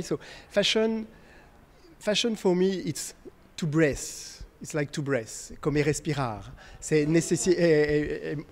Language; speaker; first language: English; non-native, fluent; French